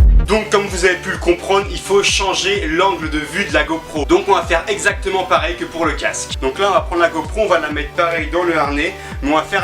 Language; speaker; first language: French; native; French